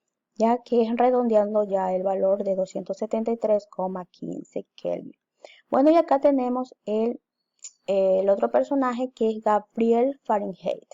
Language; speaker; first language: Spanish; native; Spanish